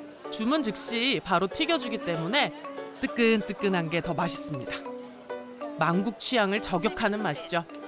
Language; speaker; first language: Korean; native; Korean